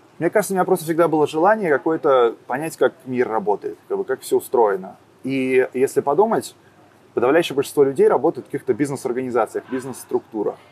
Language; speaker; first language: Russian; native; Russian